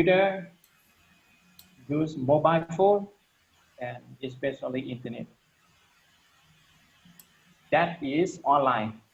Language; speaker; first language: English; non-native, learner; Lao